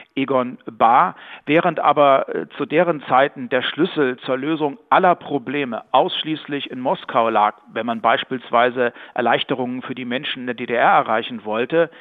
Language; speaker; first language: German; native; German